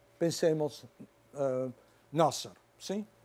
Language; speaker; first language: Portuguese; non-native, fluent; Dutch